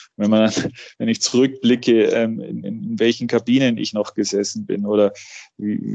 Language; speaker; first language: German; native; German